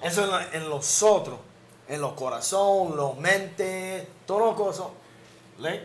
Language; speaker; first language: Spanish; non-native, learner; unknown